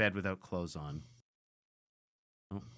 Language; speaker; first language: English; native; English